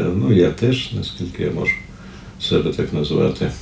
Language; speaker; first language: Ukrainian; non-native, local second language; Russian